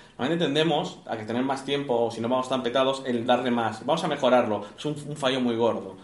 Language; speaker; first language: Spanish; native; Spanish